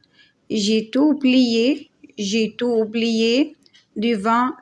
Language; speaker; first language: French; non-native, fluent; Arabic